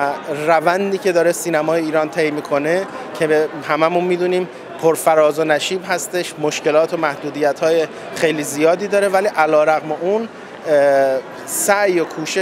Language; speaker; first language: Persian; native; Persian